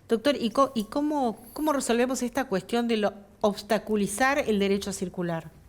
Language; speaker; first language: Spanish; native; Spanish